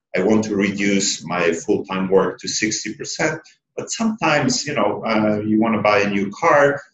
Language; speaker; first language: English; non-native, fluent; Italian